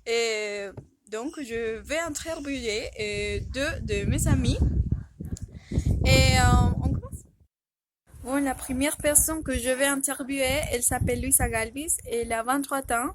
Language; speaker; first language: French; non-native, fluent; Spanish